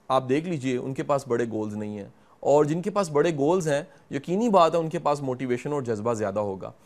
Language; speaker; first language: Urdu; non-native, local second language; Punjabi